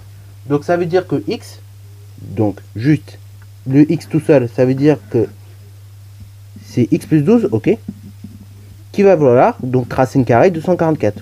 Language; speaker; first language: French; native; French